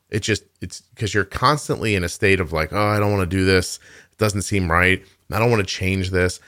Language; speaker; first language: English; native; English